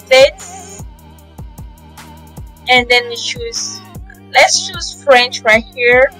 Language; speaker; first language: English; non-native, fluent; French